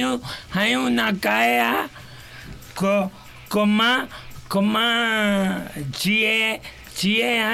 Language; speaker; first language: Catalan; non-native, local second language; Spanish